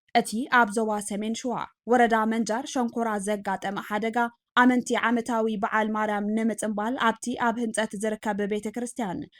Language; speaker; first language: Tigrinya; native; Tigrinya